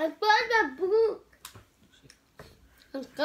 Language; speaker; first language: Italian; early bilingual, other home language; Filipino